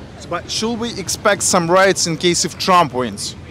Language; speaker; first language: English; non-native, fluent; Russian